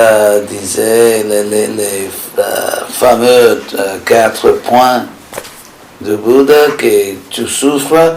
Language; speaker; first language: French; non-native, fluent; English